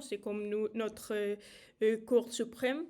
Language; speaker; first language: French; non-native, learner; Spanish